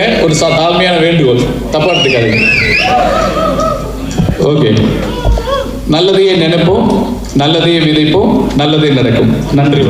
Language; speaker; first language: Tamil; native; Tamil